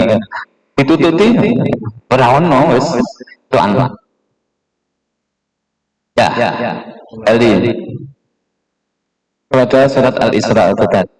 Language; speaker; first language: Indonesian; non-native, local second language; Javanese